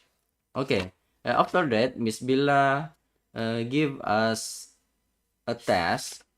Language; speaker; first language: English; non-native, learner; Indonesian